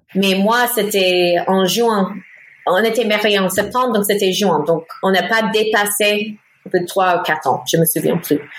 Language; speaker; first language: French; non-native, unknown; English